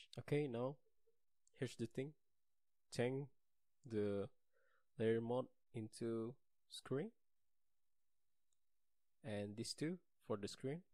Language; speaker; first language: English; non-native, learner; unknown